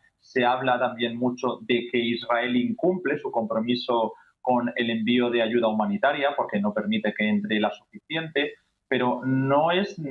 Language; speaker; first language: Spanish; native; Spanish